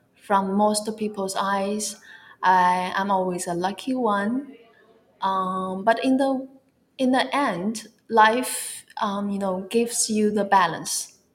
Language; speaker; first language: English; non-native, fluent; Chinese